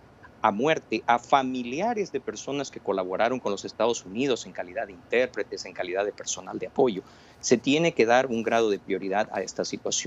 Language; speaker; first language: Spanish; native; Spanish